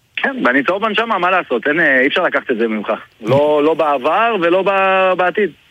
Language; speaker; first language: Hebrew; native; Hebrew